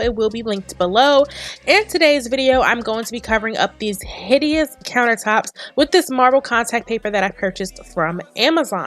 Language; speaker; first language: English; native; English